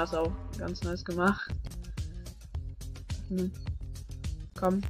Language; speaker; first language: German; native; German